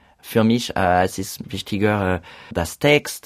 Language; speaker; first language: German; non-native, learner; French